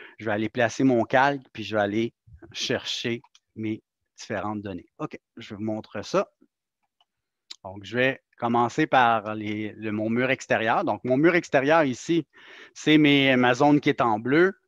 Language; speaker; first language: French; native; French